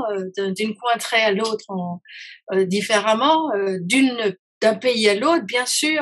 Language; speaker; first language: French; non-native, fluent; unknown